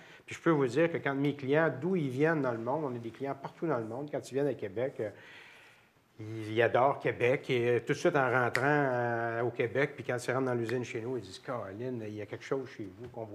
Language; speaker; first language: French; native; French